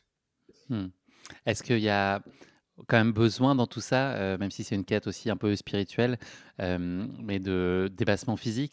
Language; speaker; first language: French; native; French